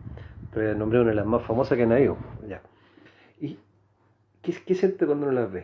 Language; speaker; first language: Spanish; native; Spanish